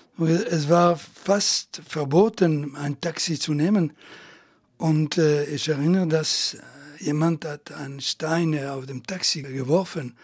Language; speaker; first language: German; non-native, fluent; Italian